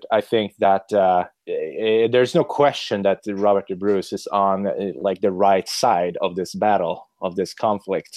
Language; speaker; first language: English; non-native, fluent; Swedish